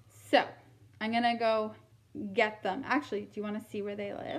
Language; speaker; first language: English; native; English